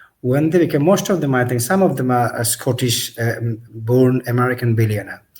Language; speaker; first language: English; non-native, local second language; Sylheti